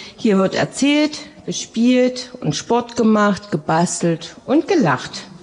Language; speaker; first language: German; native; German